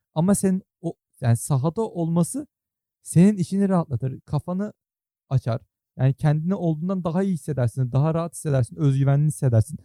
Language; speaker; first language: Turkish; native; Turkish